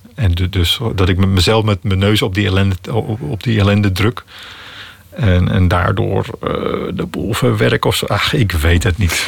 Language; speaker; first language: Dutch; native; Dutch